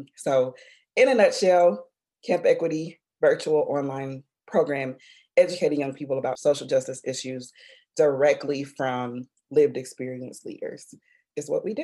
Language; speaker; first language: English; native; English